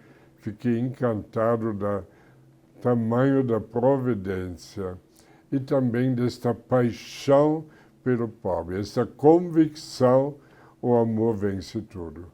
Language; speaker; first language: Portuguese; non-native, fluent; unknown